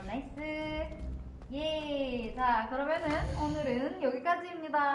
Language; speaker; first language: Korean; non-native, fluent; Indonesian